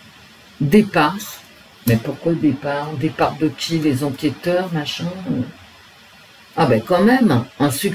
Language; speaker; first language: French; native; French